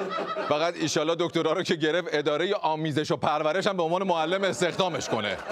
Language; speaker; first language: Persian; native; Persian